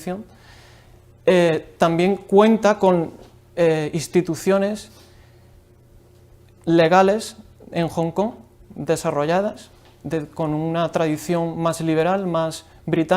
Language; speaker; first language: Spanish; native; Spanish